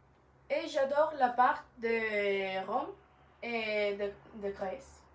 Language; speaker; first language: French; non-native, learner; Spanish